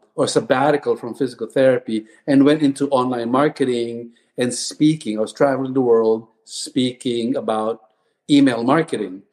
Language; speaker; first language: English; non-native, local second language; Cebuano